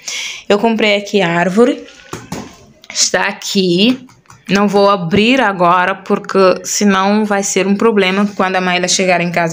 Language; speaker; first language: Portuguese; non-native, local second language; Kabuverdianu